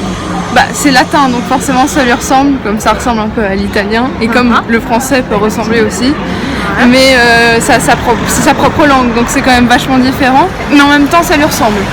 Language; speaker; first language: French; non-native, fluent; Portuguese